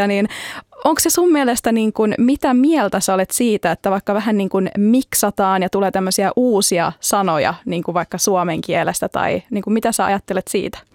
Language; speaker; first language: Finnish; native; Finnish